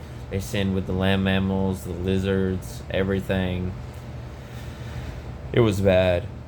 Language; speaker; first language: English; native; English